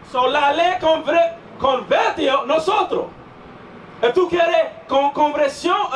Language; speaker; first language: Spanish; non-native, learner; English